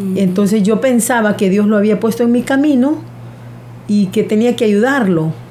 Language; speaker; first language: Spanish; native; Spanish